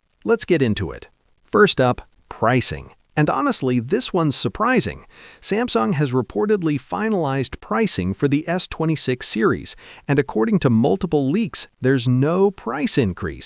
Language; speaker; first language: English; native; English